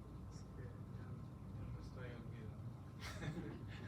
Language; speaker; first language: Spanish; early bilingual, heritage; Spanish